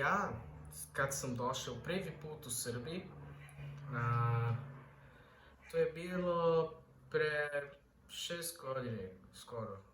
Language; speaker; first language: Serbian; non-native, learner; Portuguese